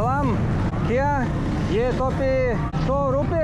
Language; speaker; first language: Hindi; non-native, learner; English